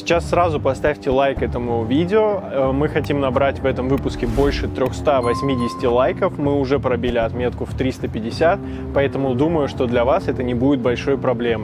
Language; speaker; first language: Russian; native; Russian